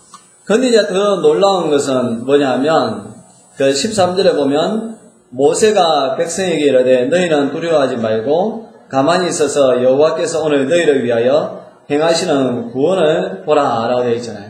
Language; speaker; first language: Korean; native; Korean